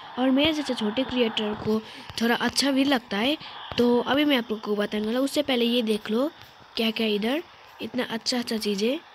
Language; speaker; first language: Hindi; native; Hindi